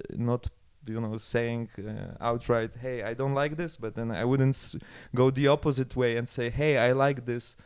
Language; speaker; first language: English; non-native, fluent; Polish